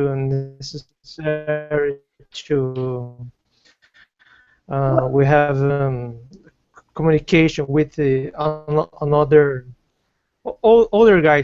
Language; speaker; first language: English; non-native, learner; Portuguese